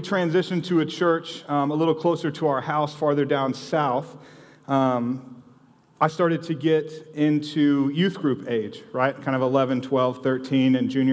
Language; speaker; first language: English; native; English